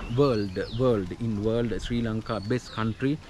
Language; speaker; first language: English; non-native, learner; Sinhala